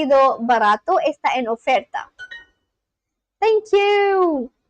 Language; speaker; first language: Spanish; non-native, learner; Bangla